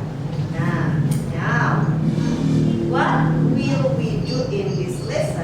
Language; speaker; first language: English; non-native, local second language; Indonesian